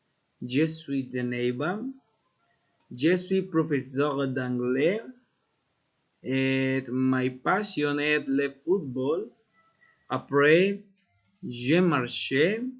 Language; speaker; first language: French; non-native, learner; Spanish